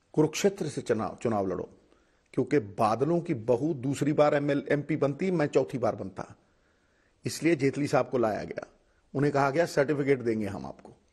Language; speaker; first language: Hindi; non-native, local second language; Punjabi